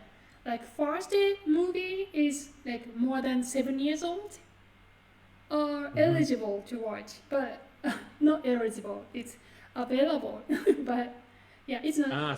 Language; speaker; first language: English; non-native, fluent; Japanese